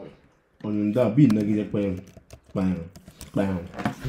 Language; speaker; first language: Turkish; non-native, learner; English